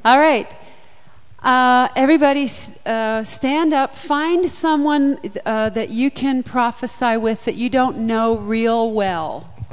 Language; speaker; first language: English; native; English